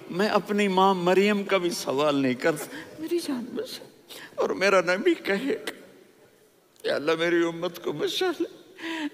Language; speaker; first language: Urdu; non-native, local second language; Punjabi